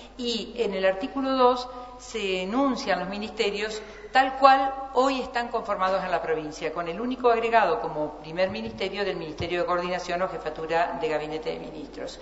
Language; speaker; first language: Spanish; native; Spanish